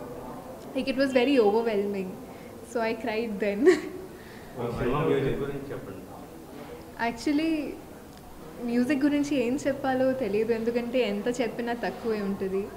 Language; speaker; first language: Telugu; non-native, local second language; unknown